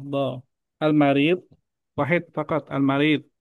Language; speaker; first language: Arabic; non-native, fluent; Indonesian